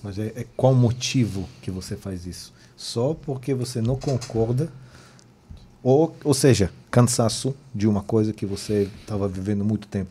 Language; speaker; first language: Portuguese; non-native, fluent; Hebrew